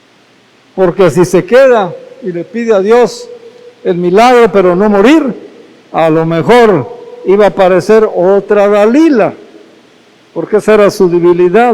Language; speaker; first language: Spanish; native; Spanish